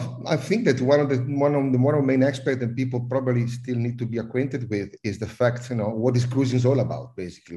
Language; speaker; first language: English; non-native, fluent; Italian